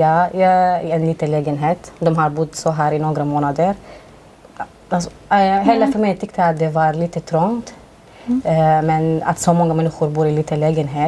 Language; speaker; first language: Swedish; non-native, fluent; Arabic